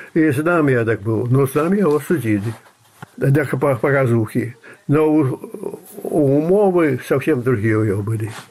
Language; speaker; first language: Russian; non-native, fluent; Belarusian